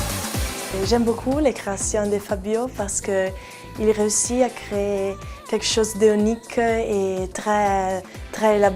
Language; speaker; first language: French; non-native, local second language; Italian